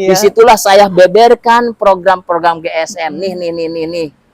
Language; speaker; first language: Indonesian; native; Indonesian